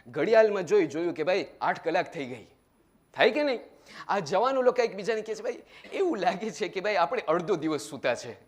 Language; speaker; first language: Gujarati; early bilingual, heritage; Gujarati